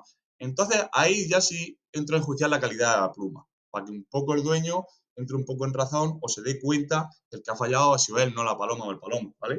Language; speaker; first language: Spanish; native; Spanish